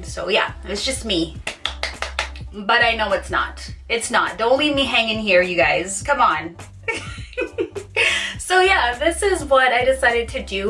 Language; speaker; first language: English; native; English